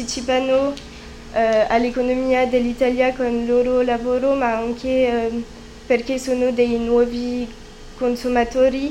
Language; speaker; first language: Italian; non-native, learner; French